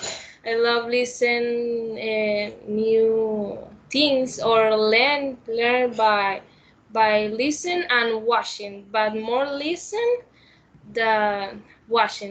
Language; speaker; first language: English; non-native, learner; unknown